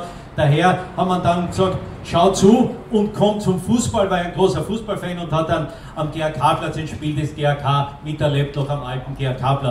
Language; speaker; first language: German; native; German